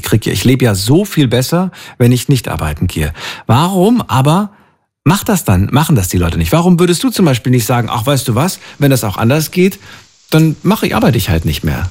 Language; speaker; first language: German; native; German